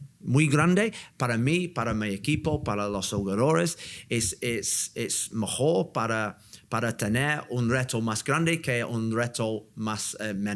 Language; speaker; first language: Spanish; non-native, learner; English